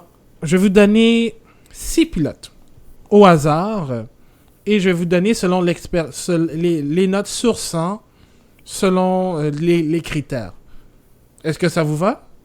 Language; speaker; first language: French; native; French